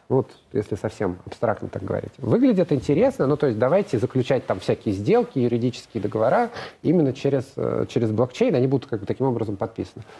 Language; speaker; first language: Russian; native; Russian